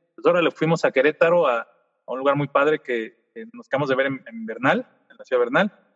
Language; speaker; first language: Spanish; native; Spanish